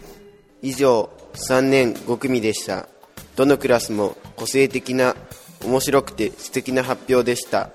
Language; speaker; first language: Japanese; native; Japanese